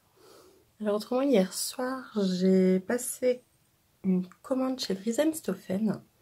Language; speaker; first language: French; native; French